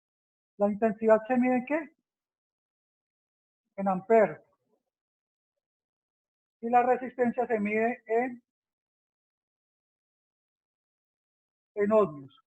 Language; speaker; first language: Spanish; native; Spanish